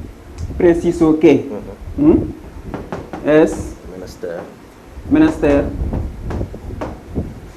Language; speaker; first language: Spanish; non-native, fluent; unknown